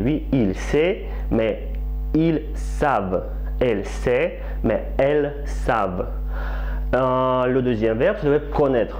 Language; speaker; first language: French; non-native, fluent; Russian